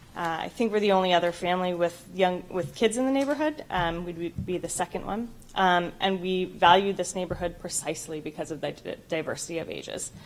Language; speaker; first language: English; native; English